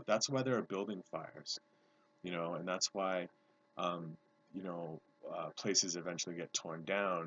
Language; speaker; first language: English; native; English